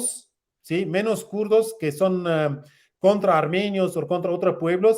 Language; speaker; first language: Spanish; non-native, learner; Kurdish